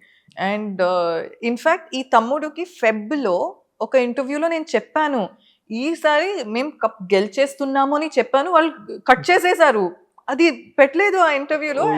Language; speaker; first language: Telugu; non-native, fluent; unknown